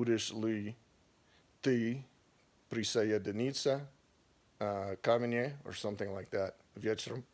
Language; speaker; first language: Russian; non-native, learner; English